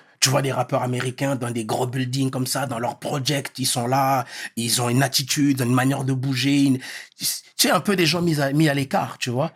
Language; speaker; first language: French; early bilingual, other home language; Lingala